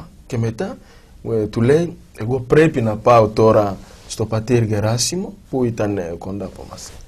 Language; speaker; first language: Greek; non-native, fluent; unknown